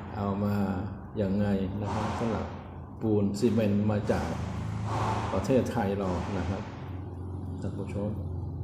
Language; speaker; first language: Thai; non-native, local second language; Northeastern Thai